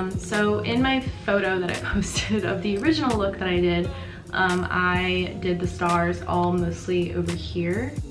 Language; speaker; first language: English; native; English